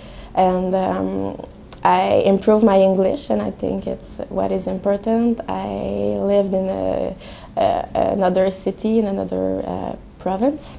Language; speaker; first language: English; non-native, learner; French